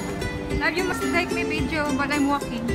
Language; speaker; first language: English; non-native, learner; Filipino